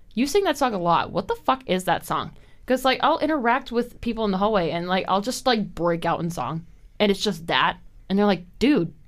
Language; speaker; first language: English; native; English